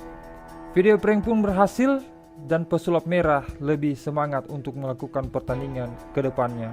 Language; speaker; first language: Indonesian; native; Indonesian